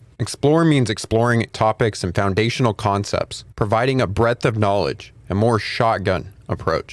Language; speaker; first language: English; native; English